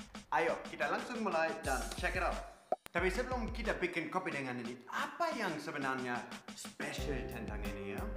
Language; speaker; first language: Indonesian; non-native, fluent; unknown